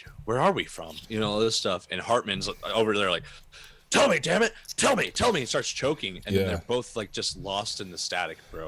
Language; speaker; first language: English; native; English